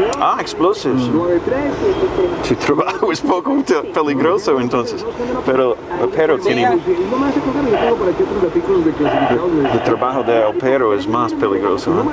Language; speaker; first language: Spanish; non-native, learner; English